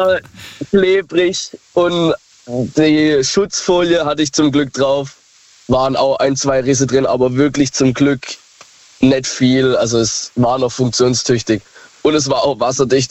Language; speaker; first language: German; native; German